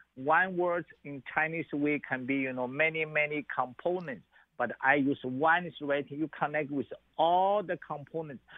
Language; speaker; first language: English; non-native, learner; Chinese